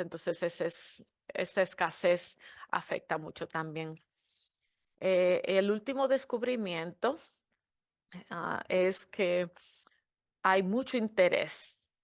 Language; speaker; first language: Spanish; non-native, fluent; English